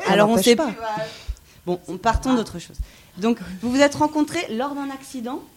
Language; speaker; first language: French; native; French